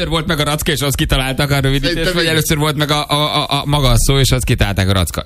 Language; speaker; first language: Hungarian; native; Hungarian